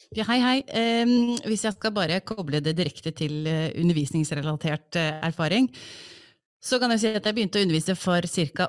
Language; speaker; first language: Norwegian; early bilingual, other home language; English